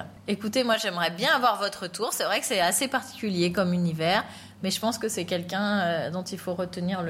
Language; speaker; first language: French; native; French